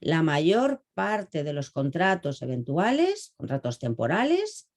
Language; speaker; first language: Spanish; native; Spanish